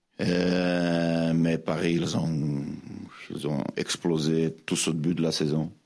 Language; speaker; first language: French; non-native, fluent; Portuguese